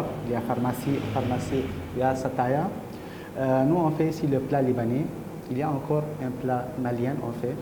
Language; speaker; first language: French; non-native, learner; Arabic